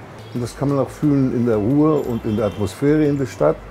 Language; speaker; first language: German; non-native, fluent; Hebrew